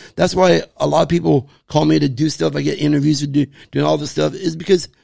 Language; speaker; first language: English; native; English